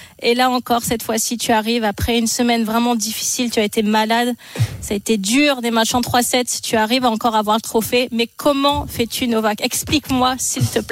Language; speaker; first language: French; native; French